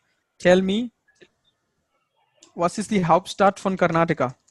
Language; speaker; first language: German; non-native, fluent; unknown